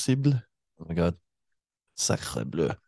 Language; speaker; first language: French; non-native, learner; English